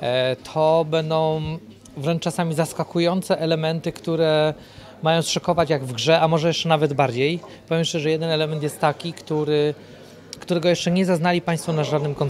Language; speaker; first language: Polish; native; Polish